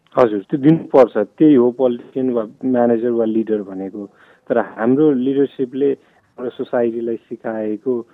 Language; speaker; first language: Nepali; non-native, local second language; Maithili